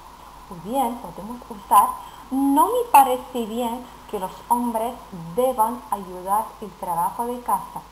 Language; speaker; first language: Spanish; non-native, fluent; Arabic